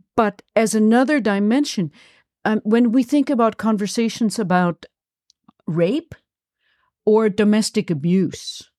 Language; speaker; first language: English; non-native, fluent; German